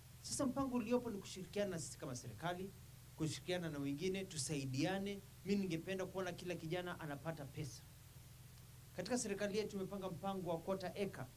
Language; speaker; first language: Swahili; non-native, local second language; Kamba